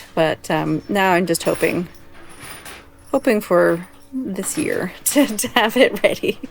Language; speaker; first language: English; native; English